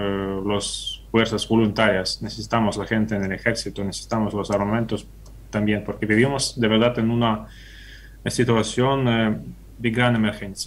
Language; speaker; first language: Spanish; non-native, fluent; Ukrainian